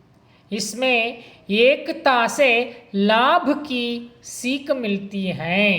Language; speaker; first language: Hindi; non-native, local second language; Kannada